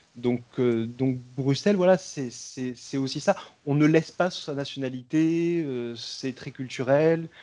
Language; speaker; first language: French; native; French